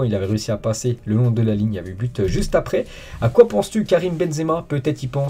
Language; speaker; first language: French; native; French